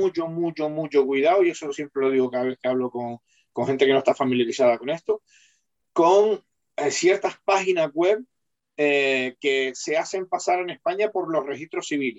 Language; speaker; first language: Spanish; native; Spanish